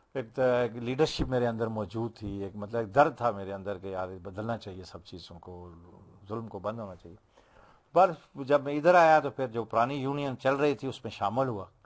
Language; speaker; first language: Urdu; non-native, local second language; Punjabi